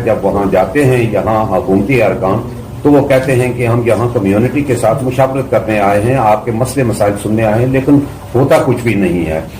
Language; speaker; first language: Urdu; non-native, local second language; Punjabi